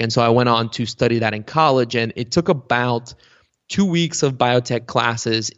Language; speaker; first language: English; early bilingual, other home language; Bulgarian